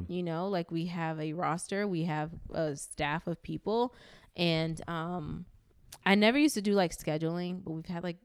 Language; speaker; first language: English; native; English